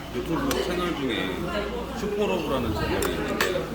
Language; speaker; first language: Korean; native; Korean